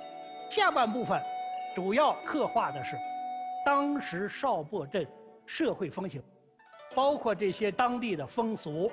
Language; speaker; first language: Chinese; native; Chinese